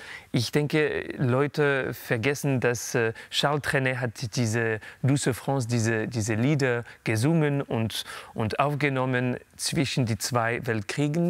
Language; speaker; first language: German; non-native, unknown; French